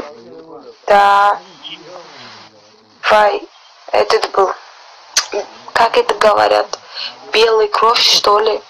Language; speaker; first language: Russian; non-native, local second language; Uzbek